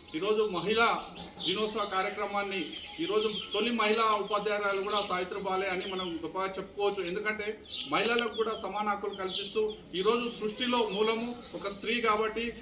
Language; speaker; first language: Telugu; native; Telugu